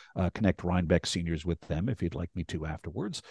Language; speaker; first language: English; native; English